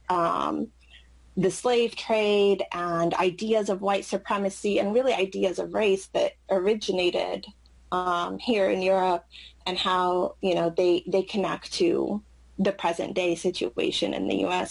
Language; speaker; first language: English; early bilingual, other home language; Arabic